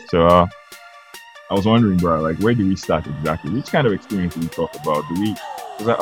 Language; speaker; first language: English; non-native, local second language; Yoruba